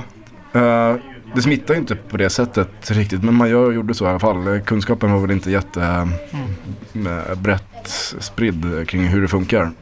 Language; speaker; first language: Swedish; native; Swedish